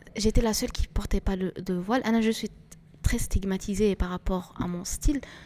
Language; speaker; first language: French; non-native, local second language; Arabic